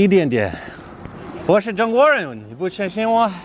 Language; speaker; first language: Chinese; non-native, learner; English